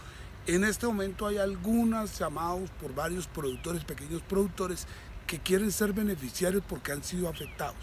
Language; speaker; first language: Spanish; native; Spanish